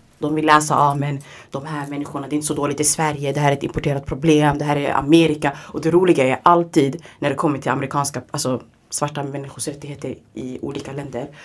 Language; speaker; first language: Swedish; early bilingual, other home language; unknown